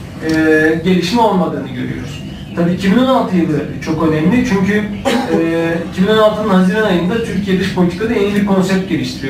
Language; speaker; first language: Turkish; native; Turkish